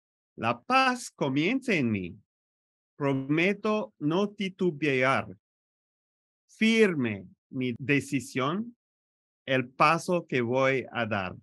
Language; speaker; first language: Spanish; non-native, fluent; French